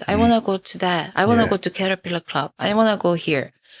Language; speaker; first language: English; non-native, fluent; Korean